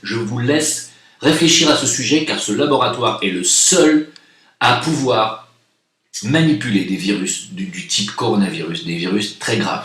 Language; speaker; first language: French; native; French